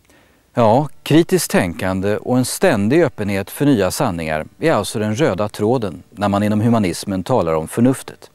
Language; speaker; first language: Swedish; native; Swedish